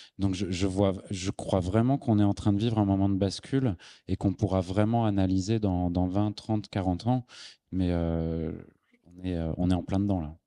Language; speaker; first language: French; native; French